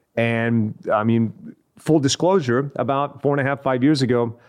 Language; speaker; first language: English; native; English